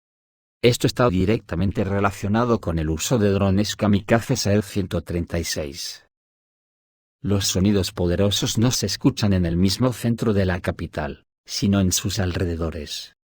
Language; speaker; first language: Spanish; native; Spanish